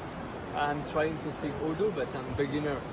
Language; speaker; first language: English; non-native, fluent; French